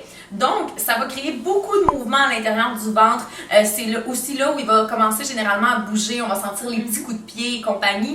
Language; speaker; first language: French; native; French